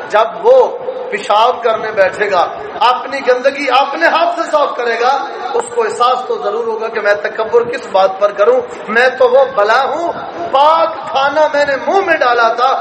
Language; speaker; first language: Urdu; non-native, local second language; Punjabi